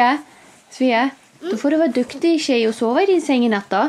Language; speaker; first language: Swedish; native; Swedish